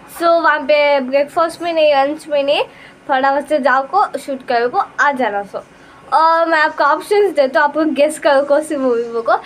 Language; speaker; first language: Hindi; non-native, local second language; Urdu